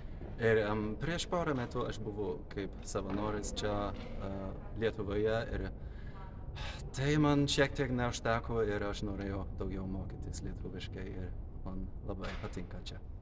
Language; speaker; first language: Lithuanian; non-native, fluent; German